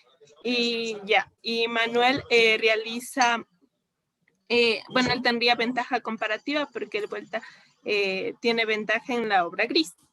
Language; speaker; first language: Spanish; native; Spanish